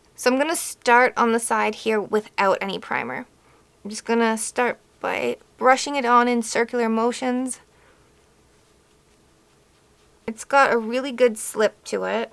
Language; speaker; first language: English; native; English